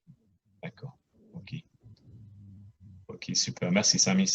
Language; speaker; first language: French; non-native, fluent; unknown